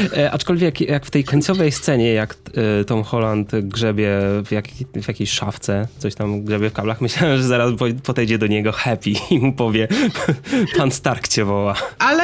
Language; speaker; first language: Polish; native; Polish